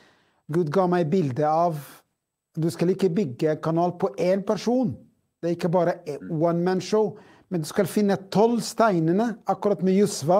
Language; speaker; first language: Norwegian; non-native, fluent; Arabic